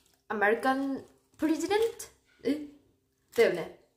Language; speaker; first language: English; non-native, fluent; Japanese